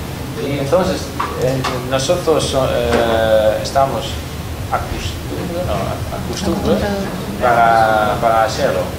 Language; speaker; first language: Spanish; non-native, learner; Dutch